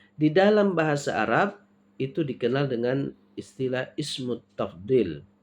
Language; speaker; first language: Indonesian; native; Indonesian